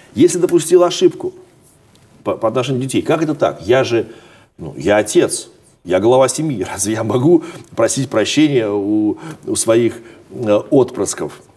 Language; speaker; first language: Russian; native; Russian